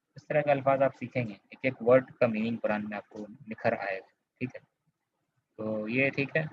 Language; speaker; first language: Urdu; native; Urdu